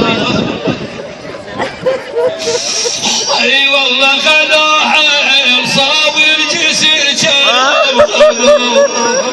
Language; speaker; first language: Arabic; native; Arabic